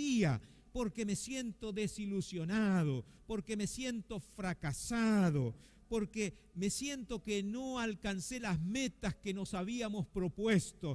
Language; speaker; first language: Spanish; native; Spanish